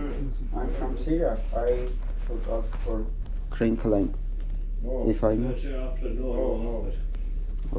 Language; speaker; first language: English; non-native, learner; Armenian